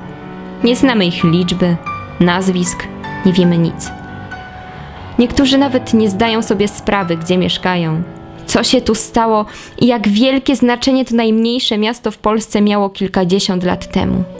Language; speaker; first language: Polish; native; Polish